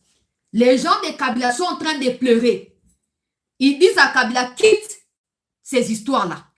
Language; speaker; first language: French; non-native, local second language; Lingala